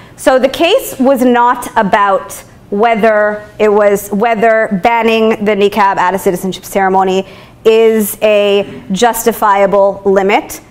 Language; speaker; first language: English; native; English